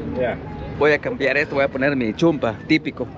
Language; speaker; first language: Spanish; native; Spanish